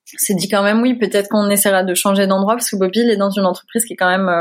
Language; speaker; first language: French; native; French